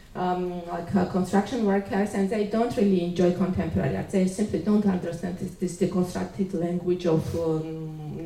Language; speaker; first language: English; non-native, fluent; Georgian